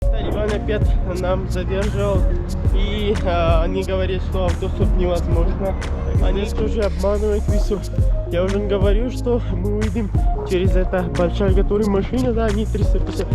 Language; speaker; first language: Russian; non-native, learner; Kyrgyz